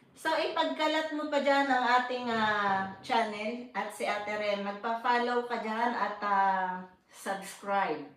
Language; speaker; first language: Filipino; non-native, local second language; Cebuano